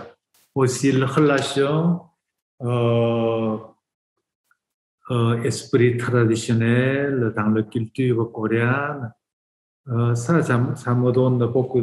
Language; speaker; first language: French; non-native, fluent; Korean